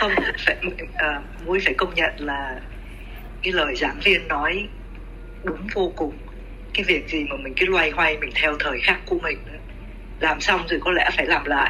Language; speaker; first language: Vietnamese; native; Vietnamese